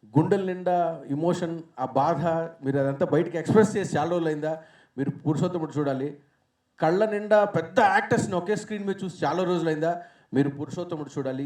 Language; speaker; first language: Telugu; native; Telugu